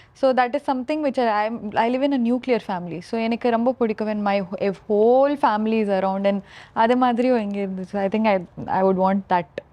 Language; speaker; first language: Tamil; early bilingual, heritage; Tamil